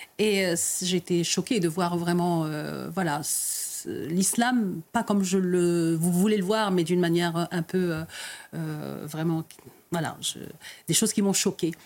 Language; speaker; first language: French; early bilingual, other home language; Arabic